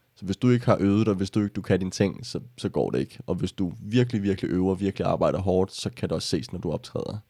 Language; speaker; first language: Danish; native; Danish